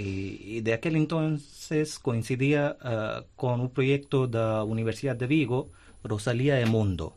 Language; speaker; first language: Galician; non-native, fluent; Hindi